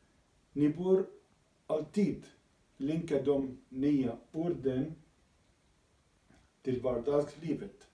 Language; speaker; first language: Swedish; non-native, learner; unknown